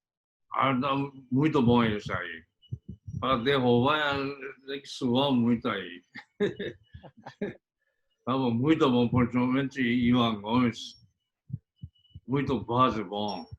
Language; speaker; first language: Portuguese; early bilingual, other home language; Japanese